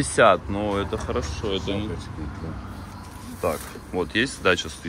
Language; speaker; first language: Russian; native; Russian